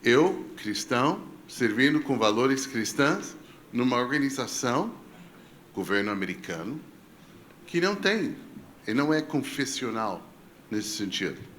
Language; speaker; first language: Portuguese; non-native, fluent; English